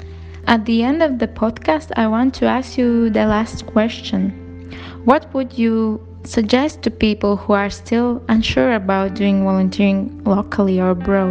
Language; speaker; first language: English; non-native, fluent; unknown